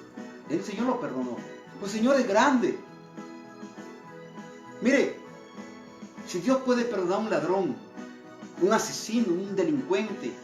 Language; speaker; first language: Spanish; native; Spanish